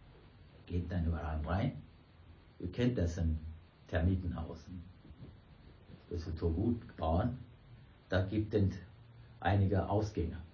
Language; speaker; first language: German; non-native, fluent; Sinhala